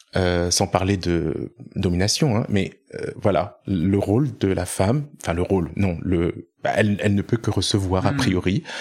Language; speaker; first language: French; native; French